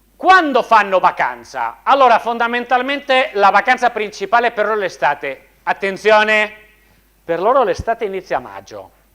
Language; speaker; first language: Italian; non-native, fluent; Spanish